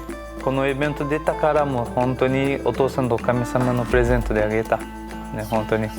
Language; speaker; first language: Japanese; non-native, learner; Portuguese